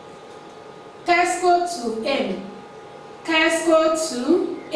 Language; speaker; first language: French; non-native, fluent; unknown